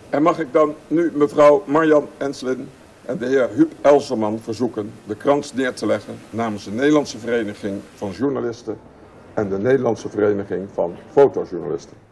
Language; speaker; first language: Dutch; native; Dutch